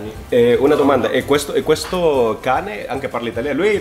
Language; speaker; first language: Italian; non-native, learner; Spanish